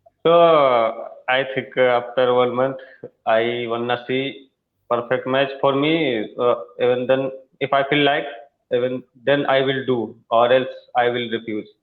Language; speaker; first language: English; non-native, learner; Hindi